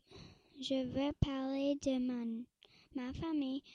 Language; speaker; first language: French; non-native, local second language; English